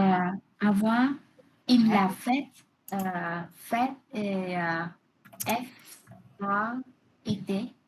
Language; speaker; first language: French; non-native, learner; Vietnamese